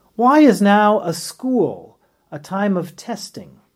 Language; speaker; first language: English; native; English